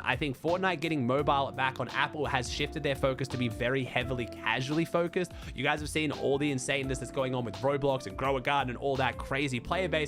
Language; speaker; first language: English; native; English